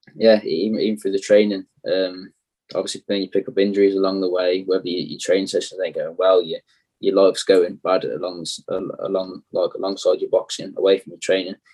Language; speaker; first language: English; native; English